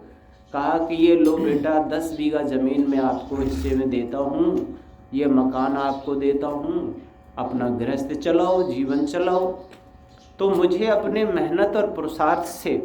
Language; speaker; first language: Hindi; native; Hindi